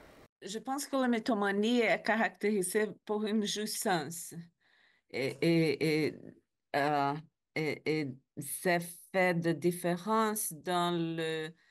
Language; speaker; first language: French; non-native, learner; Spanish